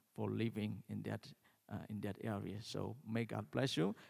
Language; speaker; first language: English; non-native, learner; Khmer